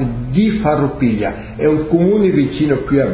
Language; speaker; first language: Italian; early bilingual, heritage; Portuguese